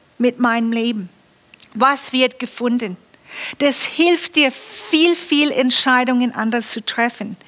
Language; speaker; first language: German; non-native, fluent; English